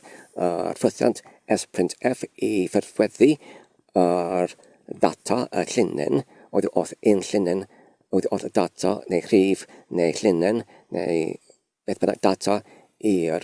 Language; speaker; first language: Welsh; non-native, learner; Polish